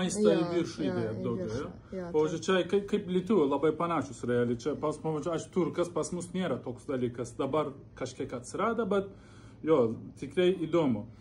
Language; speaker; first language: Lithuanian; non-native, learner; Turkish